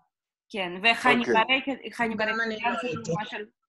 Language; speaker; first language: Hebrew; non-native, fluent; Russian